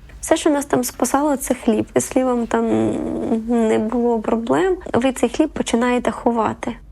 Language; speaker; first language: Ukrainian; native; Ukrainian